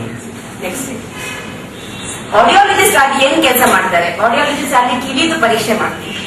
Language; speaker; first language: Kannada; non-native, local second language; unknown